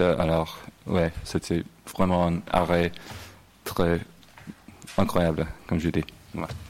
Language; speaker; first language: French; non-native, fluent; English